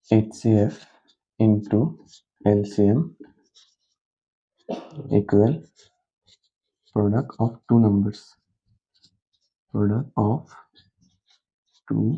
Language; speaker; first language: English; non-native, local second language; Hindi